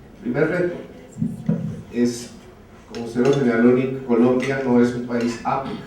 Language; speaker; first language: Spanish; native; Spanish